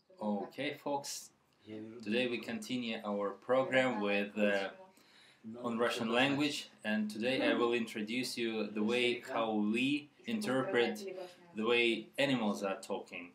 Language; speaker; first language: English; non-native, fluent; Russian